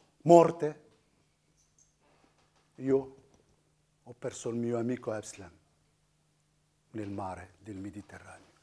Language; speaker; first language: Italian; non-native, fluent; Riffian